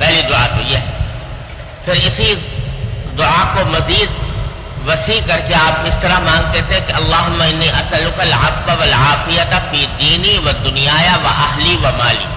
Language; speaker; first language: Urdu; native; Urdu